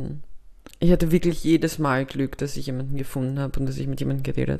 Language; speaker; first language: German; native; German